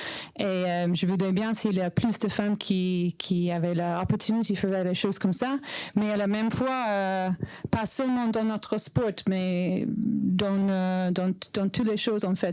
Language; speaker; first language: French; non-native, learner; English